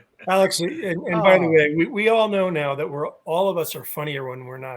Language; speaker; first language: English; native; English